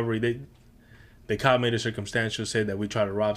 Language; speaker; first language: English; non-native, fluent; Spanish